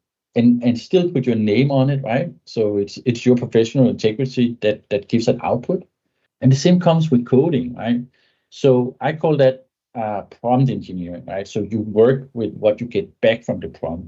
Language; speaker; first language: English; non-native, fluent; Danish